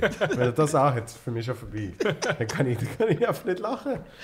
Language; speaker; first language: German; native; German